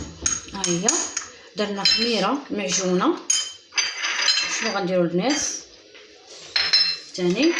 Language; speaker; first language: Arabic; native; Arabic